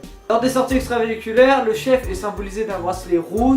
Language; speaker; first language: French; native; French